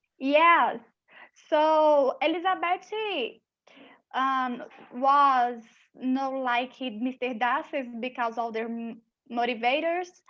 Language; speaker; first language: English; non-native, learner; Portuguese